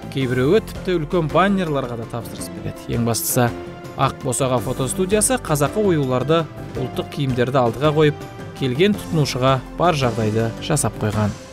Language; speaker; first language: Kazakh; native; Kazakh